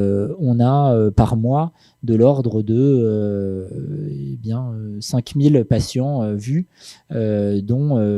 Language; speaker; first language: French; native; French